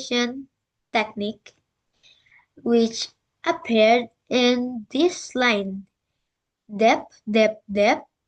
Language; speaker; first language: English; non-native, learner; Indonesian